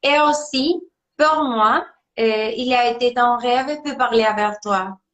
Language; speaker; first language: French; non-native, learner; Spanish